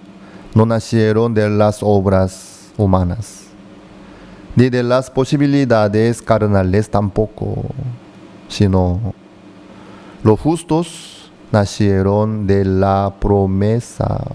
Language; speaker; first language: Spanish; non-native, fluent; Korean